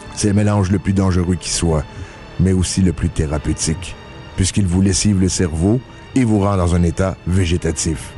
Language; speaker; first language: French; native; French